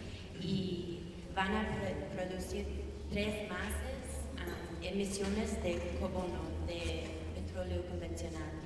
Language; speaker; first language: Spanish; non-native, learner; English